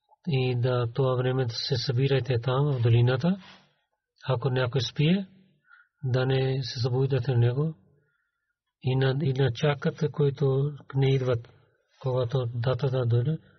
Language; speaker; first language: Bulgarian; non-native, learner; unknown